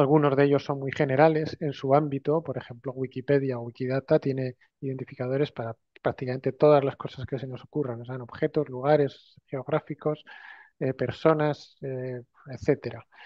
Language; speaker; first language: Spanish; native; Spanish